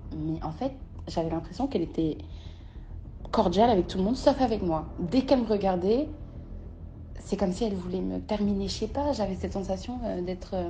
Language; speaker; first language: French; early bilingual, other home language; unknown